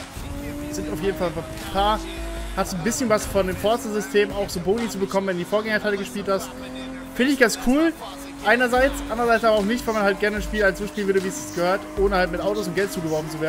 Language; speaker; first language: German; native; German